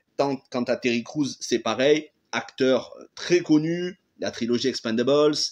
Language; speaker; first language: French; native; French